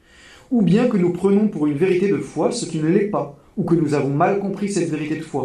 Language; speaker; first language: French; native; French